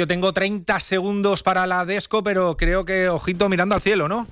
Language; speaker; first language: Spanish; native; Spanish